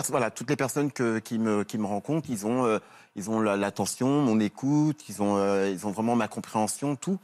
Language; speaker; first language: French; native; French